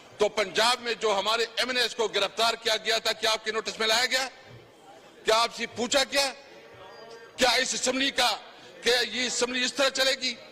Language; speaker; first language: Urdu; non-native, local second language; Pashto